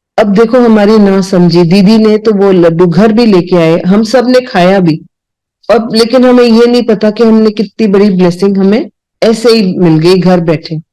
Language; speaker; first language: Hindi; non-native, local second language; Punjabi